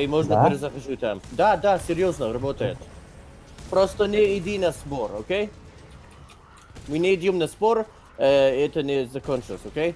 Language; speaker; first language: Russian; non-native, learner; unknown